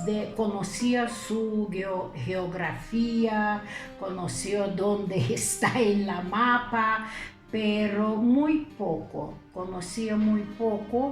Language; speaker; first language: Spanish; non-native, fluent; Lithuanian